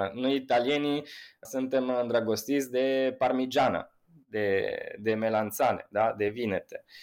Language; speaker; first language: Romanian; non-native, fluent; Italian